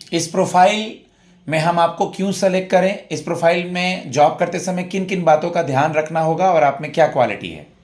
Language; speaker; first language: Hindi; native; Hindi